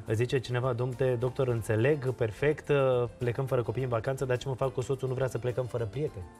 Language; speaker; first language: Romanian; native; Romanian